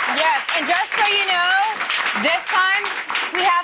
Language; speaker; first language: English; native; English